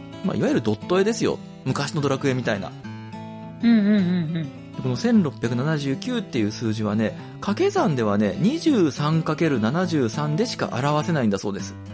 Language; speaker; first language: Japanese; native; Japanese